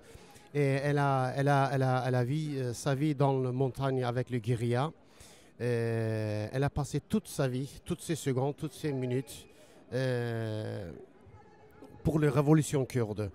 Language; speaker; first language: French; non-native, learner; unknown